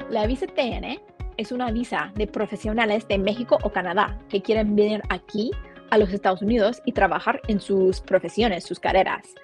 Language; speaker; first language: Spanish; non-native, fluent; English